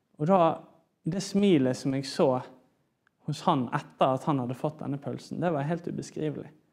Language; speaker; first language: Norwegian; native; Norwegian